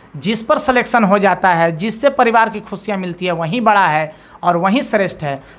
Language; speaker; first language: Hindi; native; Hindi